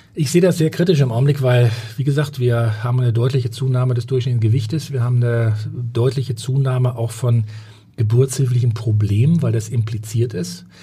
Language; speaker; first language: German; native; German